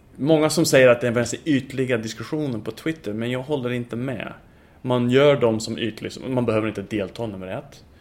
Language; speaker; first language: Swedish; non-native, fluent; English